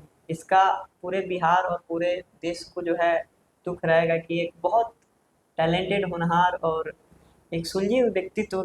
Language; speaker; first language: Hindi; native; Hindi